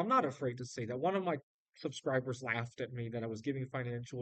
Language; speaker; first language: English; native; English